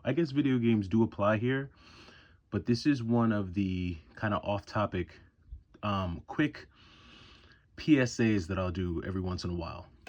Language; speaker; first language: English; native; English